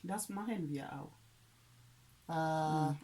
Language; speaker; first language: German; non-native, learner; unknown